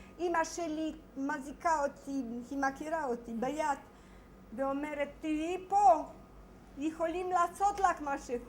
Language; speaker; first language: Hebrew; non-native, fluent; Polish